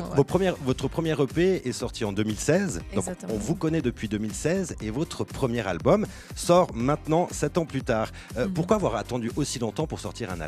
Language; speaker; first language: French; native; French